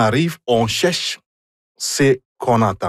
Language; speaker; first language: French; non-native, fluent; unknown